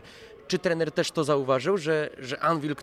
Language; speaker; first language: Polish; native; Polish